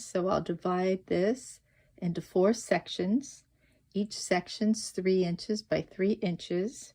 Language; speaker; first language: English; native; English